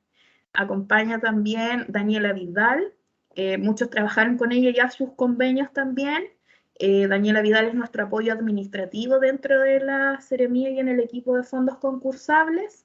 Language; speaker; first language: Spanish; native; Spanish